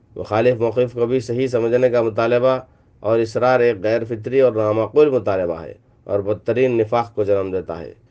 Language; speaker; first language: Urdu; native; Urdu